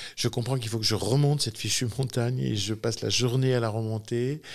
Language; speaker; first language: French; native; French